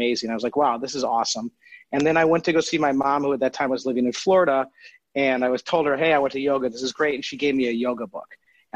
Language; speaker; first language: English; native; English